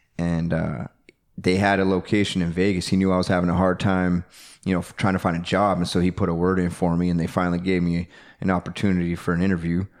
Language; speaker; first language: English; native; English